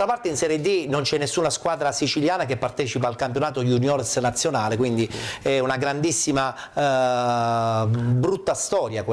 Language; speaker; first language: Italian; native; Italian